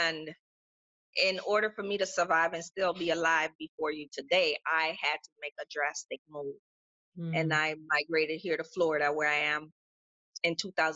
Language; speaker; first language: English; non-native, fluent; Spanish